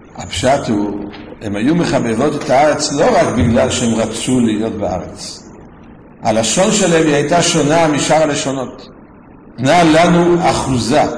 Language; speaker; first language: Hebrew; native; Hebrew